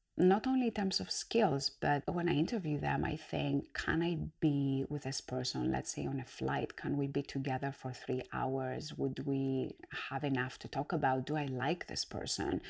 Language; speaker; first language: English; non-native, fluent; Greek